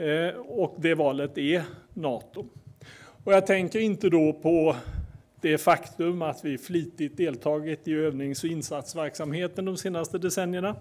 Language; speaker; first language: Swedish; native; Swedish